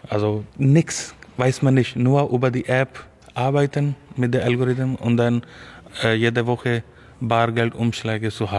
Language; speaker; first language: German; non-native, learner; Urdu